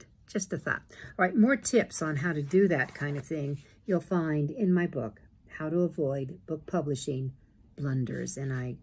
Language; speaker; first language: English; native; English